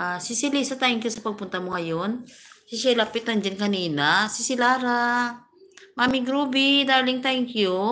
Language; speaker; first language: Filipino; non-native, local second language; Hiligaynon